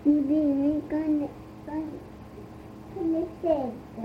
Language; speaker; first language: Spanish; early bilingual, heritage; Spanish